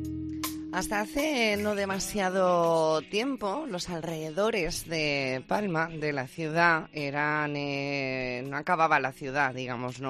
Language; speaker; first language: Spanish; native; Spanish